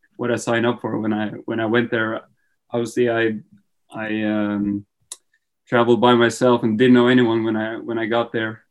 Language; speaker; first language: English; non-native, fluent; Norwegian